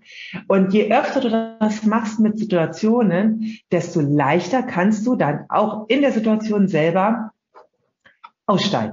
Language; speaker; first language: German; native; German